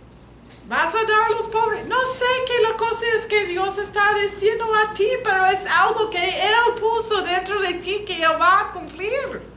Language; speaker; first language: Spanish; non-native, learner; English